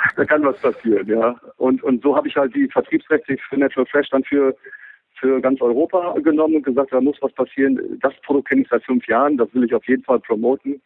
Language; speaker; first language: German; native; German